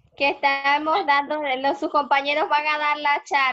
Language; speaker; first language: Spanish; native; Spanish